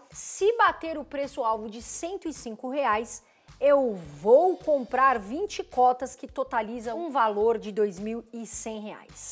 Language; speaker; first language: Portuguese; native; Portuguese